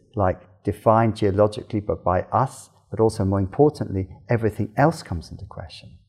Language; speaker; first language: English; native; English